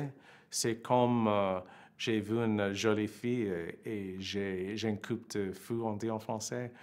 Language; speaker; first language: French; non-native, fluent; English